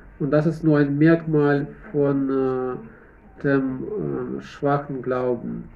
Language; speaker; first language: German; non-native, fluent; Russian